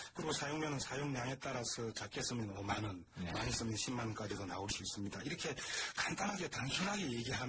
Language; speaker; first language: Korean; native; Korean